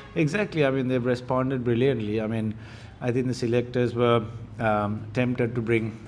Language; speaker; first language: English; non-native, local second language; Sinhala